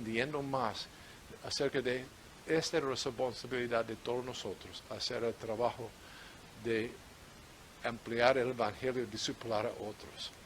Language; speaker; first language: Spanish; non-native, fluent; English